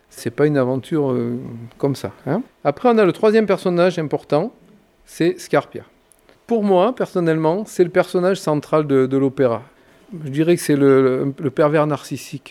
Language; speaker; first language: French; native; French